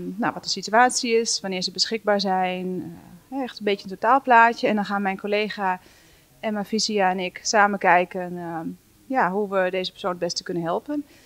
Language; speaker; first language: Dutch; native; Dutch